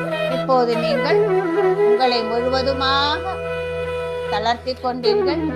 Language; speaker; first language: Tamil; native; Tamil